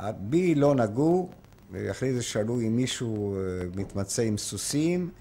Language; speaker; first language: Hebrew; non-native, fluent; Polish